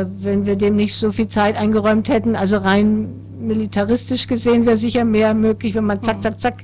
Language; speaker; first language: German; native; German